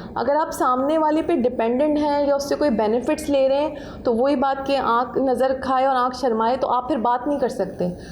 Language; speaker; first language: Urdu; native; Urdu